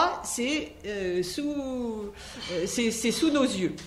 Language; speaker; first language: French; native; French